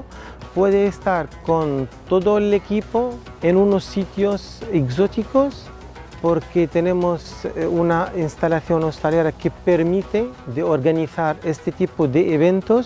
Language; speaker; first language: Spanish; non-native, fluent; Arabic